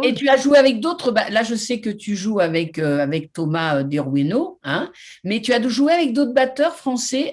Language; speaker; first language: French; native; French